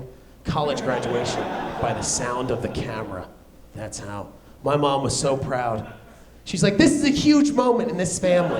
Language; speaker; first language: English; native; English